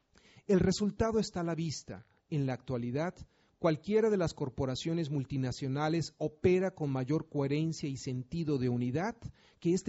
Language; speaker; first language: Spanish; native; Spanish